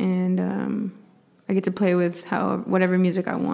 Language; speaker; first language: English; native; English